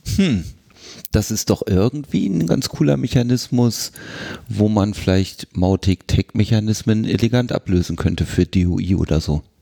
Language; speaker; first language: German; native; German